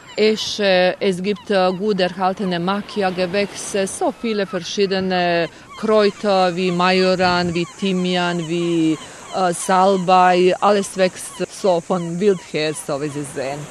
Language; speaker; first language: German; non-native, fluent; Croatian